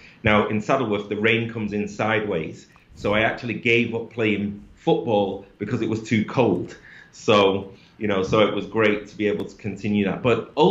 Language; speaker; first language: English; native; English